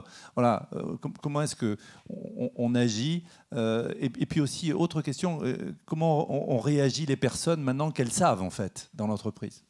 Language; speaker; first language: French; native; French